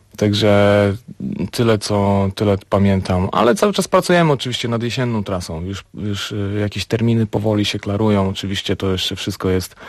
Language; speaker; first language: Polish; native; Polish